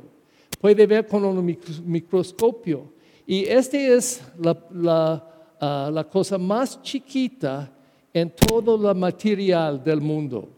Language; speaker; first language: Spanish; non-native, fluent; English